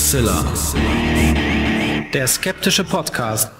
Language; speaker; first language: German; native; German